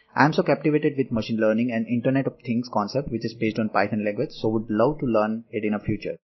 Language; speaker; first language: English; non-native, local second language; Gujarati